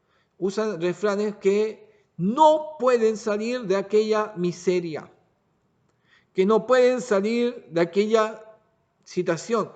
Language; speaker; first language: Spanish; native; Spanish